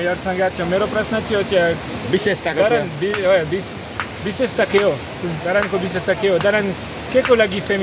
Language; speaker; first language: Nepali; non-native, learner; French